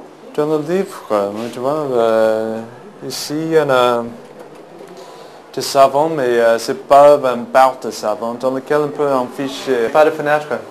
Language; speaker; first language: French; non-native, fluent; English